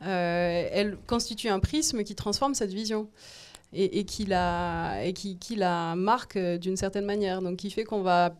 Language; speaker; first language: French; native; French